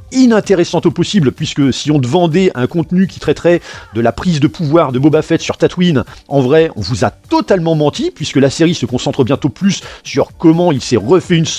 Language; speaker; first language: French; native; French